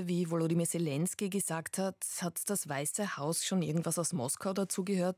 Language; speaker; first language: German; native; German